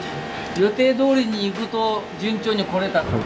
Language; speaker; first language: Japanese; native; Japanese